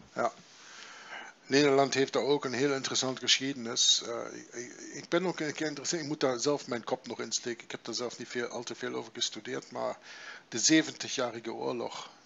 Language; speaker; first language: Dutch; non-native, fluent; German